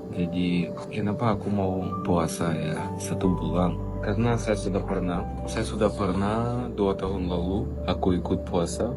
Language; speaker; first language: Indonesian; non-native, learner; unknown